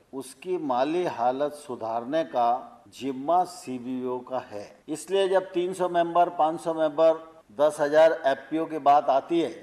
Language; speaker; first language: Hindi; native; Hindi